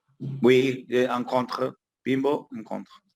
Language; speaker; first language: French; non-native, learner; Spanish